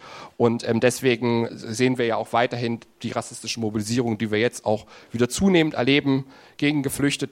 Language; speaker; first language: German; native; German